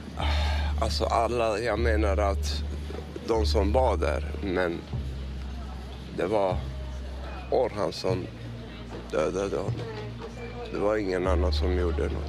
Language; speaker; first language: Swedish; non-native, fluent; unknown